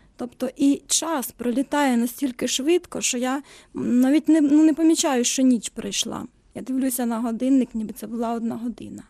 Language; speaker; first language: Ukrainian; non-native, local second language; Russian